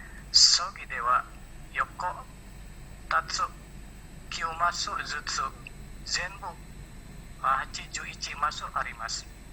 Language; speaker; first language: Japanese; non-native, learner; Indonesian